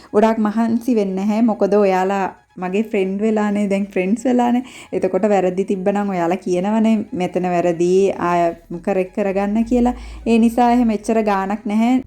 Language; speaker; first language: Sinhala; non-native, local second language; Tamil